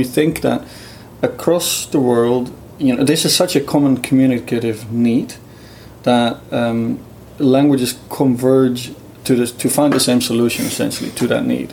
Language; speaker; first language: English; non-native, fluent; Dutch